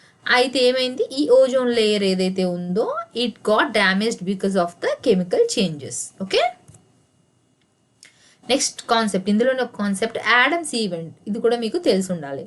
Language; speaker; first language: Telugu; native; Telugu